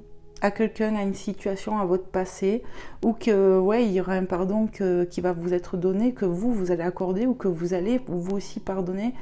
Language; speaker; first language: French; native; French